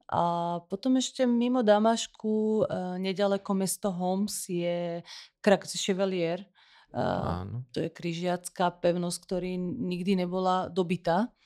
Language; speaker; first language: Slovak; early bilingual, heritage; Slovak